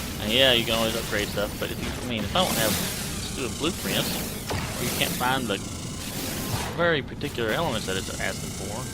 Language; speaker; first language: English; native; English